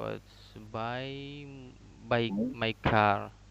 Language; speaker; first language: English; non-native, learner; Indonesian